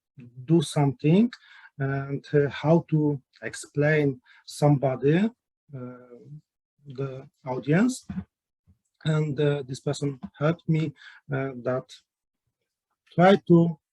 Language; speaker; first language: English; non-native, learner; Polish